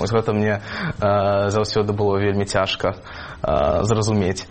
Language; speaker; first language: Ukrainian; non-native, fluent; Russian